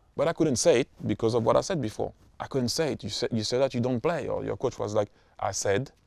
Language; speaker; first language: English; non-native, fluent; French